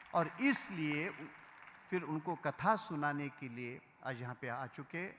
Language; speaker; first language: Hindi; non-native, local second language; Marathi